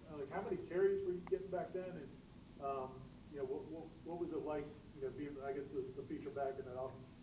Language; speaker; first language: English; native; English